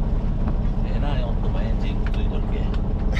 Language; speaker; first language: Japanese; native; Japanese